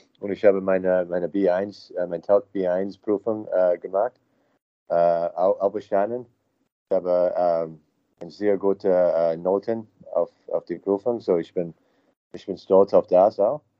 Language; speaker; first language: German; non-native, learner; English